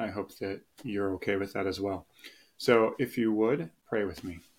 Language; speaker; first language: English; native; English